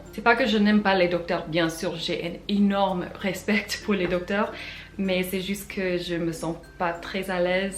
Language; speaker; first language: French; non-native, fluent; English